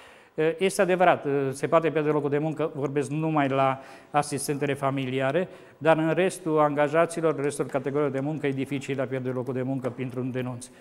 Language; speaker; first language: Romanian; native; Romanian